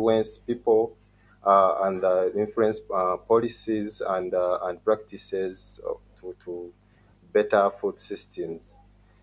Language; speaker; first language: English; non-native, local second language; Ganda